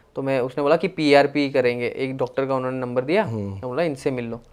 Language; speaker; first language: Hindi; native; Hindi